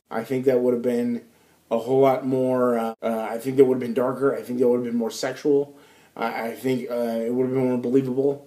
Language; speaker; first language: English; native; English